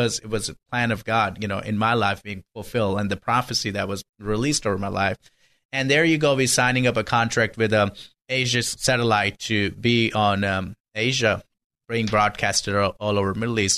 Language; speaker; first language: English; non-native, local second language; Urdu